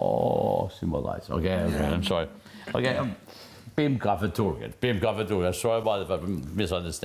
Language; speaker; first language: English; non-native, learner; Albanian